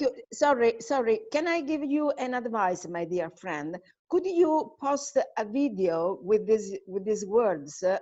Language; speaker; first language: English; non-native, fluent; Italian